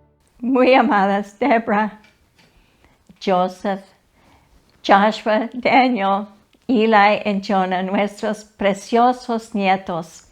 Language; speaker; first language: Spanish; non-native, fluent; English